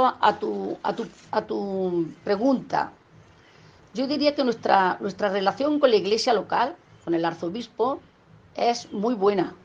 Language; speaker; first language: Spanish; native; Spanish